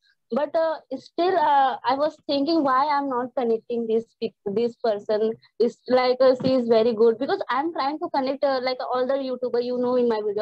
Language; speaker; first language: English; non-native, learner; Hindi